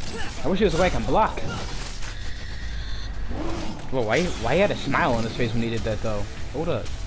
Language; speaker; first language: English; native; English